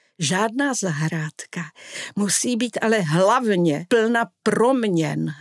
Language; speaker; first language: Czech; non-native, fluent; Italian